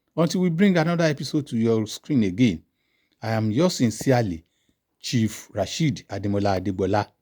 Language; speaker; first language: English; non-native, local second language; Yoruba